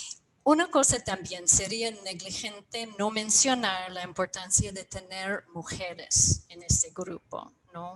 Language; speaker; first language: Spanish; non-native, fluent; English